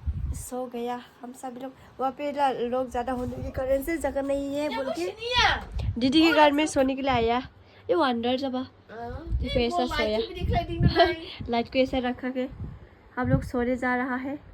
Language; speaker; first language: Hindi; non-native, local second language; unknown